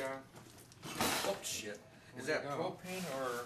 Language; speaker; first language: English; native; English